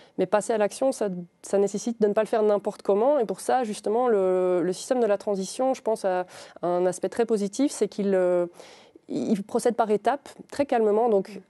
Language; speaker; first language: French; native; French